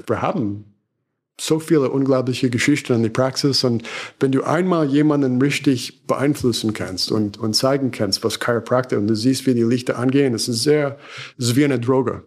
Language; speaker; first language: German; non-native, fluent; English